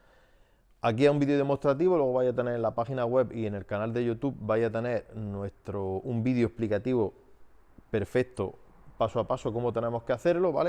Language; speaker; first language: Spanish; native; Spanish